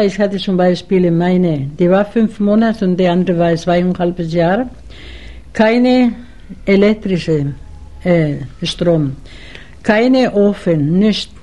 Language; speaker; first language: German; non-native, fluent; Spanish